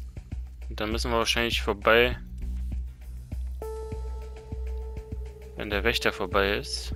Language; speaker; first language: German; native; German